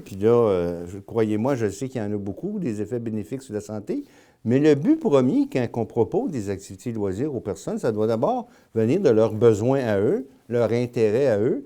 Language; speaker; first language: French; native; French